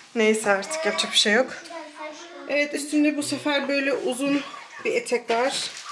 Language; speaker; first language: Turkish; early bilingual, heritage; Turkish